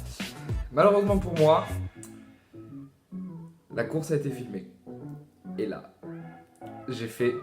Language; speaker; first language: French; native; French